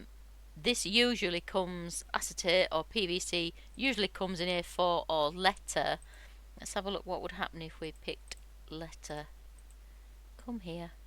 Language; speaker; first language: English; native; English